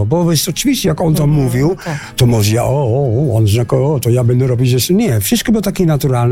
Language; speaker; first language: Polish; non-native, learner; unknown